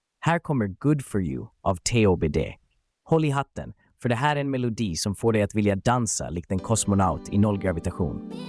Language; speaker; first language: Swedish; native; Swedish